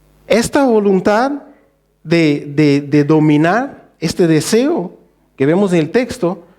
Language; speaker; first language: Spanish; non-native, fluent; Portuguese